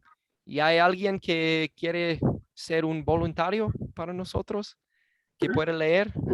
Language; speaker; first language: Spanish; non-native, fluent; English